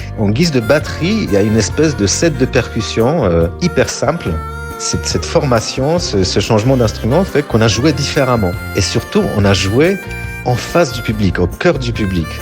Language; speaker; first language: French; non-native, fluent; Polish